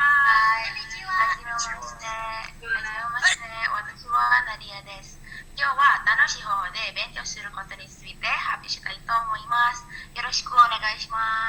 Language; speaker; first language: Japanese; non-native, learner; Indonesian